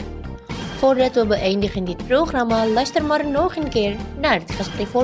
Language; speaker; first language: Dutch; non-native, learner; Indonesian